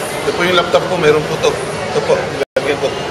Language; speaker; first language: Filipino; native; Filipino